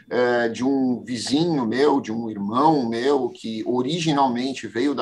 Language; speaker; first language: Portuguese; native; Portuguese